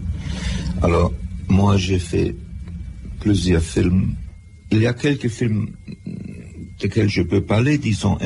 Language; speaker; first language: French; non-native, fluent; German